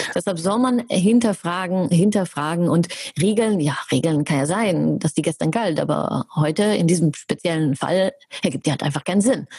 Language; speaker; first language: German; native; German